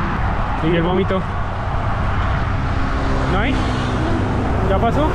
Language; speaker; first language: Spanish; native; Spanish